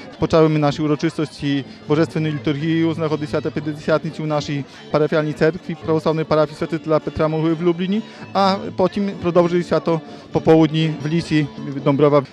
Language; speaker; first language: Ukrainian; early bilingual, heritage; Ukrainian